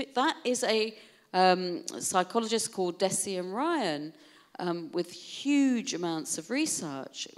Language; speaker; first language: English; native; English